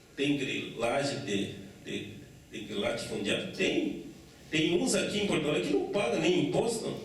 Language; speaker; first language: Portuguese; non-native, local second language; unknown